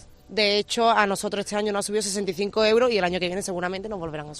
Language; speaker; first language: Spanish; native; Spanish